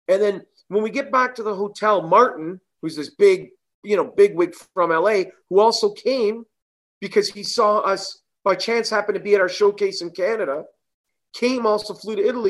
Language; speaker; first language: English; native; English